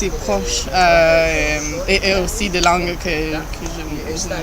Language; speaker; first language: French; non-native, learner; Italian